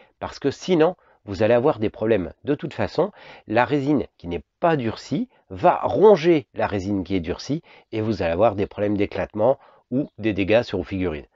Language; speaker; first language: French; native; French